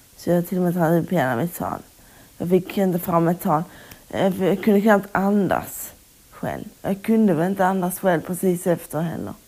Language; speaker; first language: Swedish; native; Swedish